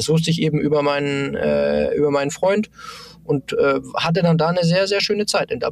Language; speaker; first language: German; native; German